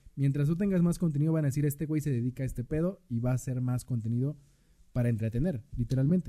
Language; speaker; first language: Spanish; native; Spanish